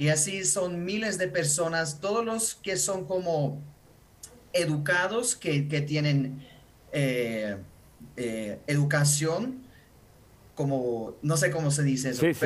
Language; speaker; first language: Spanish; non-native, fluent; Ukrainian